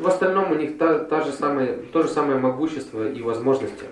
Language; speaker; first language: Russian; native; Russian